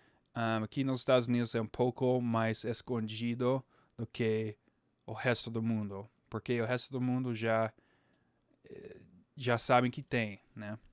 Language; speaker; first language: Portuguese; non-native, fluent; English